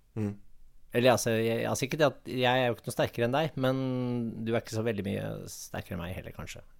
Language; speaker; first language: Norwegian; native; Norwegian